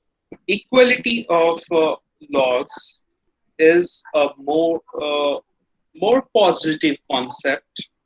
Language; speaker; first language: English; non-native, local second language; Hindi